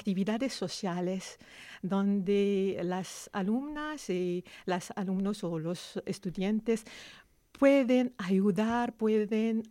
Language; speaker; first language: Spanish; non-native, learner; Arabic